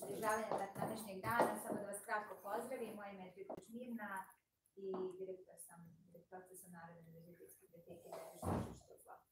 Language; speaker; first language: Bosnian; native; Bosnian